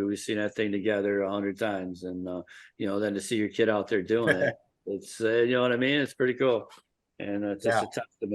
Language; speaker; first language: English; native; English